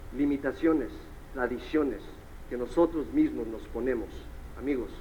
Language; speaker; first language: Spanish; early bilingual, heritage; Spanish